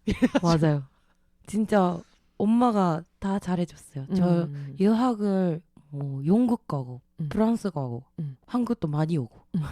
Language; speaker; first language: Korean; early bilingual, heritage; Japanese